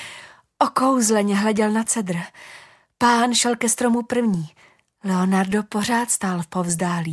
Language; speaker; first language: Czech; native; Czech